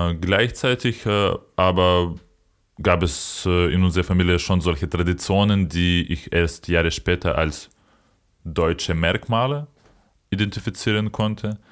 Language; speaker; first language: German; non-native, fluent; Ukrainian